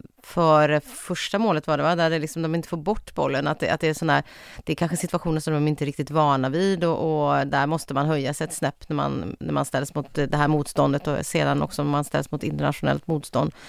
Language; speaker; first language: Swedish; native; Swedish